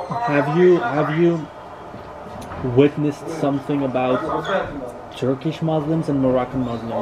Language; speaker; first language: English; non-native, fluent; Turkish